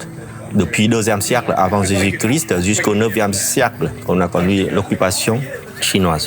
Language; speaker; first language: French; non-native, fluent; Vietnamese